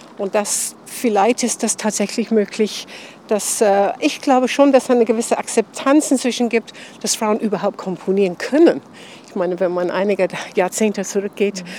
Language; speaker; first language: German; non-native, fluent; English